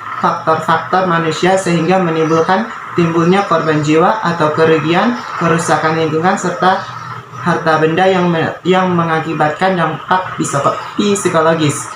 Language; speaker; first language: Indonesian; native; Indonesian